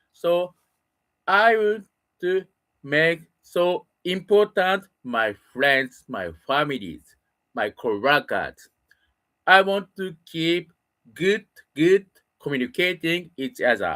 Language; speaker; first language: English; non-native, learner; Japanese